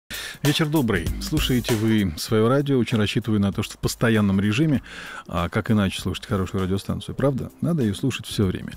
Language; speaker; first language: Russian; native; Russian